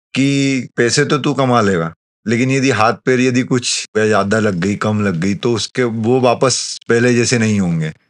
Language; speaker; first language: Hindi; native; Hindi